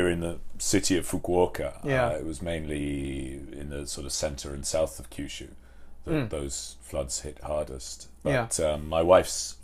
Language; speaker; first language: English; native; English